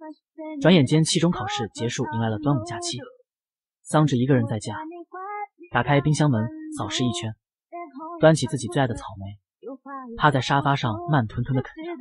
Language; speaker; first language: Chinese; native; Chinese